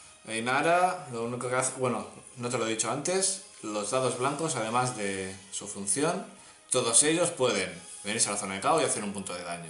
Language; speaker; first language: Spanish; native; Spanish